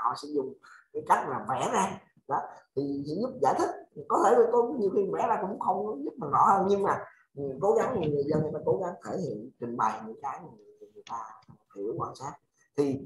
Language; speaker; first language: Vietnamese; native; Vietnamese